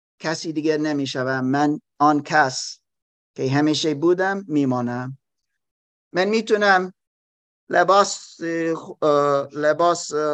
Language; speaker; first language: Persian; non-native, learner; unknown